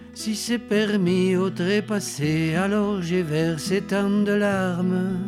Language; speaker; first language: French; native; French